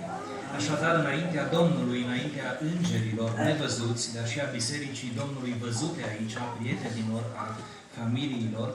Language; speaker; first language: Romanian; native; Romanian